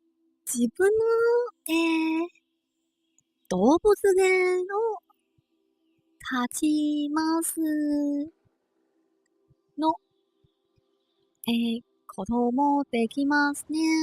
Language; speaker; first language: Japanese; non-native, learner; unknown